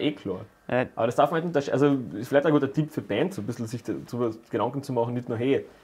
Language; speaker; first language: German; native; German